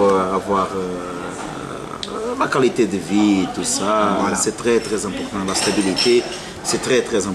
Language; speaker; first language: French; non-native, fluent; Portuguese